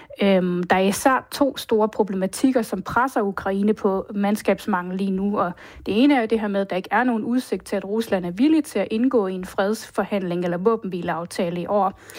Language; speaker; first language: Danish; native; Danish